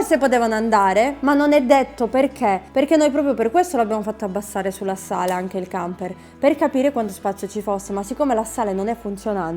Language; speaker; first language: Italian; native; Italian